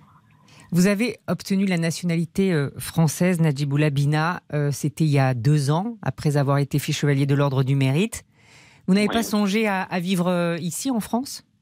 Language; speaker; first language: French; native; French